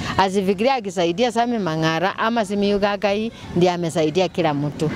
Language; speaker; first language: Swahili; non-native, local second language; Luyia